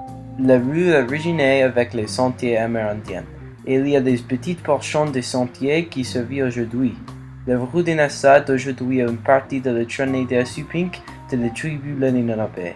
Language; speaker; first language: French; non-native, learner; English